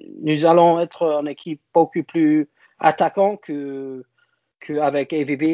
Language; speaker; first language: French; non-native, learner; English